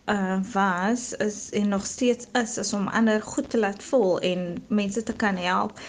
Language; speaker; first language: Afrikaans; native; Afrikaans